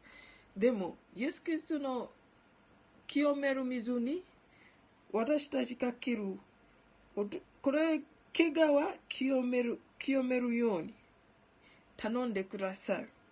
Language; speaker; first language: Japanese; non-native, learner; Ganda